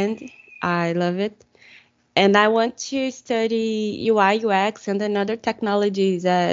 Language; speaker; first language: English; non-native, fluent; Portuguese